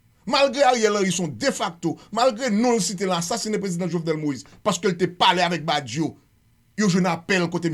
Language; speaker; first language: Haitian Creole; native; Haitian Creole